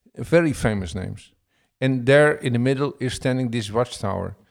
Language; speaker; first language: English; non-native, fluent; Dutch